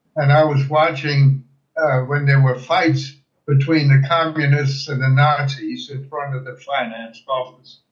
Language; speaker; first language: English; early bilingual, other home language; German